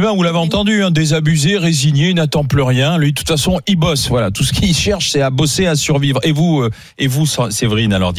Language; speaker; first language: French; native; French